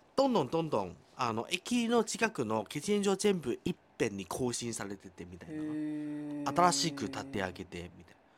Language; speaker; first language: Japanese; non-native, fluent; Chinese